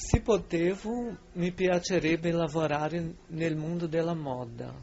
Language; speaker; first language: Italian; non-native, fluent; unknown